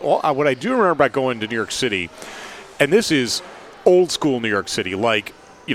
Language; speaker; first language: English; native; English